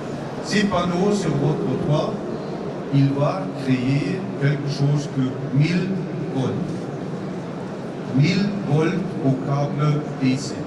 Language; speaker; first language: French; non-native, learner; German